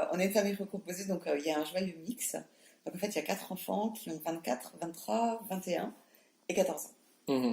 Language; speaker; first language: French; native; French